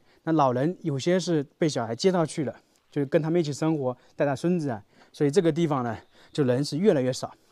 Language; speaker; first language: Chinese; native; Chinese